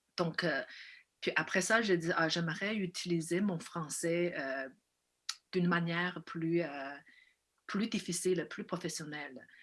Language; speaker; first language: French; non-native, fluent; Chinese